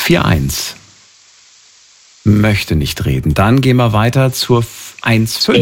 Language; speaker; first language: German; native; German